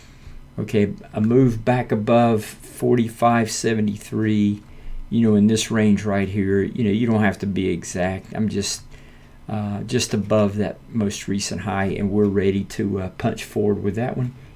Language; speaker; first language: English; native; English